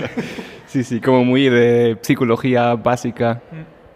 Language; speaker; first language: Spanish; non-native, fluent; German